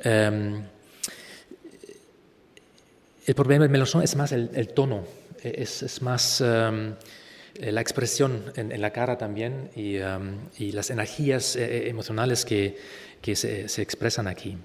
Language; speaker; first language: Spanish; non-native, fluent; German